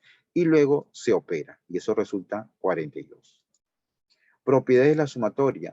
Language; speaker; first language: Spanish; native; Spanish